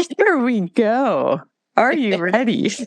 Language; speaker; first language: English; native; English